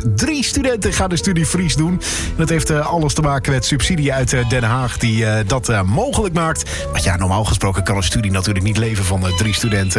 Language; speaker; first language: Dutch; native; Dutch